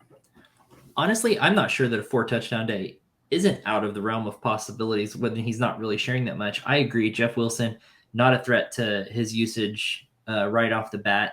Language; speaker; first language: English; native; English